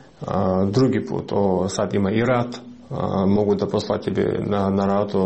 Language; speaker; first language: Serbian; non-native, learner; Russian